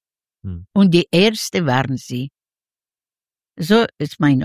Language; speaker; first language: German; non-native, learner; Yiddish